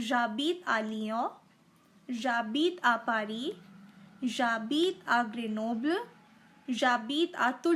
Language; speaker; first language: French; non-native, fluent; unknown